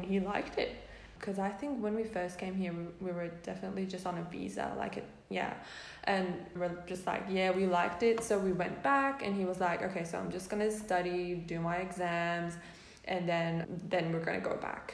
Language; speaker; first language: English; non-native, fluent; Persian